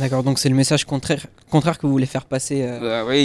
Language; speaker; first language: French; native; French